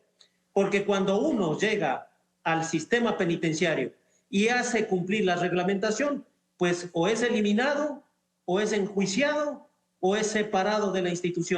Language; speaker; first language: Spanish; native; Spanish